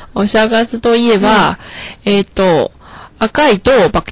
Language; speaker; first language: Japanese; non-native, learner; Chinese